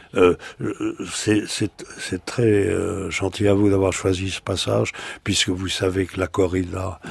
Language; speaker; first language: French; native; French